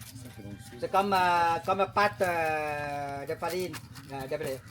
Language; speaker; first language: French; non-native, learner; Thai